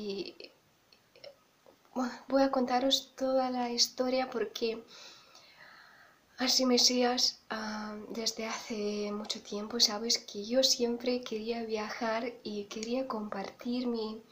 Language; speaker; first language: Spanish; non-native, fluent; Russian